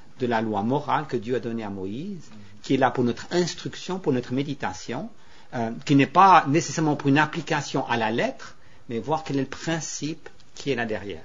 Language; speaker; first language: French; native; French